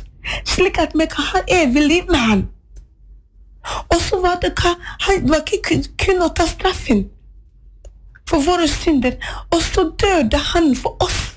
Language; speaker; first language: Norwegian; non-native, fluent; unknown